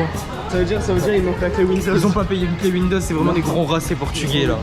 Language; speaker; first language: French; native; French